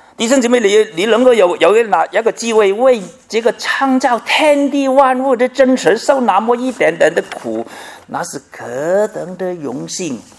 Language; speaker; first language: Chinese; non-native, local second language; Cantonese